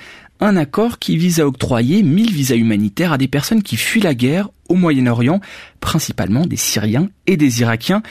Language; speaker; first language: French; native; French